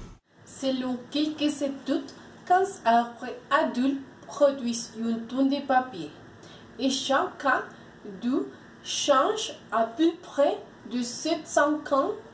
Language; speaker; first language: French; non-native, learner; Spanish